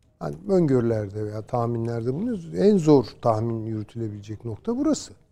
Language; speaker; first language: Turkish; native; Turkish